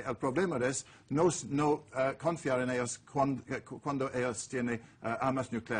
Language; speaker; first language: Spanish; non-native, learner; English